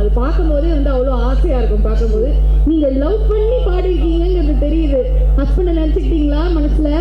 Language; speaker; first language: Tamil; native; Tamil